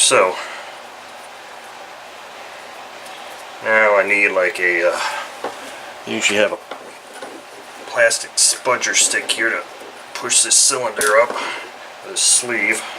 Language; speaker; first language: English; native; English